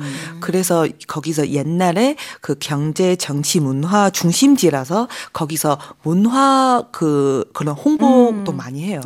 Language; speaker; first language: Korean; non-native, fluent; Chinese